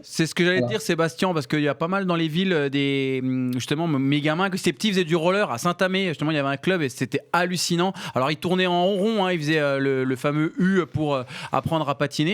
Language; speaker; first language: French; native; French